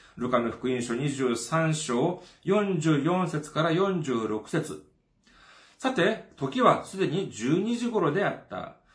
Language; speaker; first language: Japanese; non-native, fluent; Korean